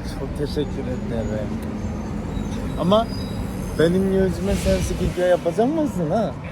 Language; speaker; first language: Turkish; non-native, learner; Korean